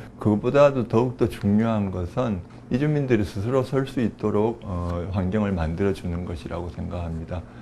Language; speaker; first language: Korean; native; Korean